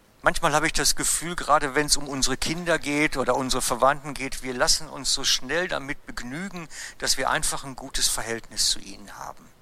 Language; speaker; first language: German; native; German